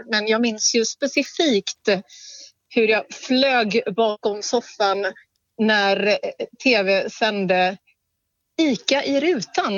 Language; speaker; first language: Swedish; native; Swedish